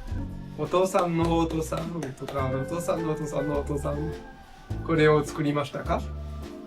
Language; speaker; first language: Japanese; non-native, learner; French